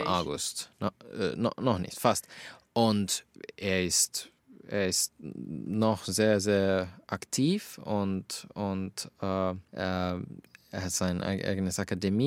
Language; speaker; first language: German; non-native, fluent; Finnish